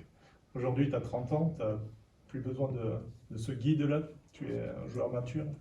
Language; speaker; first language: French; native; French